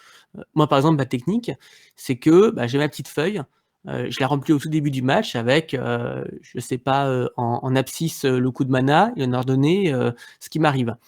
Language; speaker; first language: French; native; French